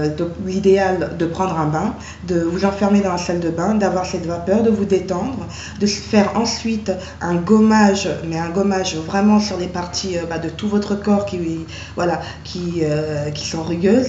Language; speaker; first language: French; native; French